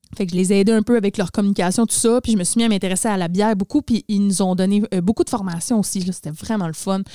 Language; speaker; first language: French; native; French